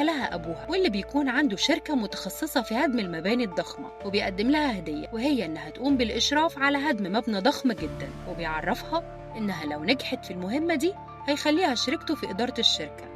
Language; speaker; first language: Arabic; native; Arabic